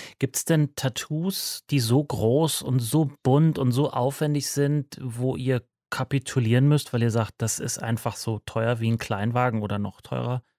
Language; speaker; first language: German; native; German